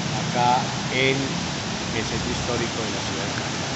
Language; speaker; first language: Spanish; native; Spanish